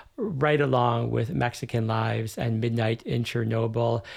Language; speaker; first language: English; native; English